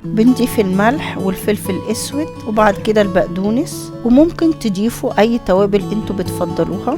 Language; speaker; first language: Arabic; native; Arabic